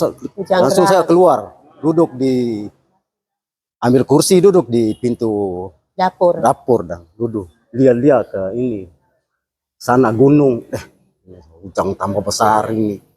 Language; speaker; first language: Indonesian; non-native, local second language; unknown